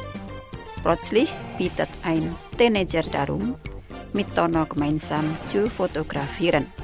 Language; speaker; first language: German; non-native, fluent; Indonesian